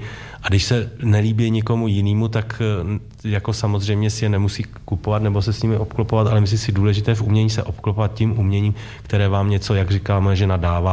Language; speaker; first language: Czech; native; Czech